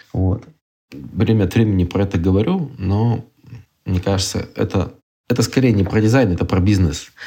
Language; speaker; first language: Russian; native; Russian